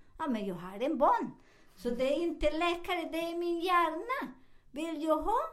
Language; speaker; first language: Swedish; non-native, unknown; Spanish